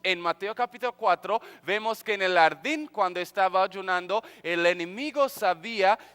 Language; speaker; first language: Spanish; non-native, fluent; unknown